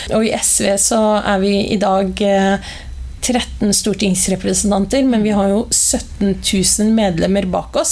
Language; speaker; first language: Norwegian; early bilingual, other home language; Somali